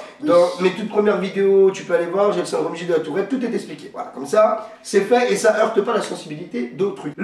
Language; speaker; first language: French; native; French